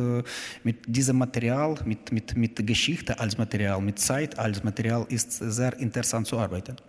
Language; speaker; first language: German; non-native, learner; Ukrainian